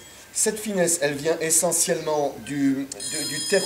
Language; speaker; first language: French; native; French